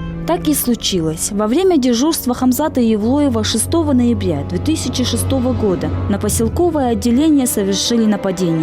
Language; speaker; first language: Russian; native; Russian